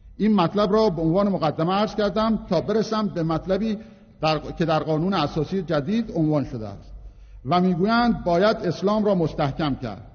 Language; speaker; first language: Persian; non-native, local second language; Azerbaijani